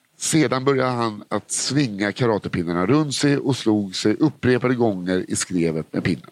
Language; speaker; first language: Swedish; native; Swedish